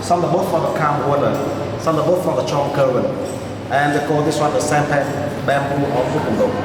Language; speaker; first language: English; non-native, fluent; Vietnamese